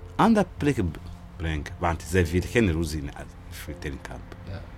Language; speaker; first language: Dutch; non-native, learner; Rundi